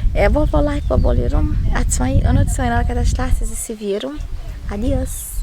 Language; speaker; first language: Turkish; non-native, fluent; Portuguese